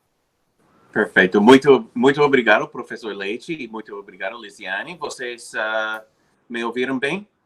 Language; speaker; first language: Portuguese; non-native, fluent; English